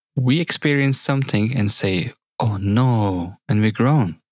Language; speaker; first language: English; non-native, fluent; Turkish